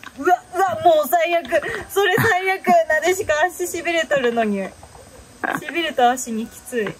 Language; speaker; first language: Japanese; native; Japanese